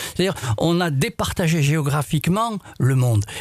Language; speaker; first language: French; non-native, local second language; Arabic